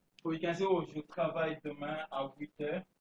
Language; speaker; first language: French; non-native, fluent; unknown